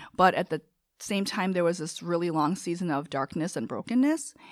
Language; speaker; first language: English; early bilingual, other home language; Korean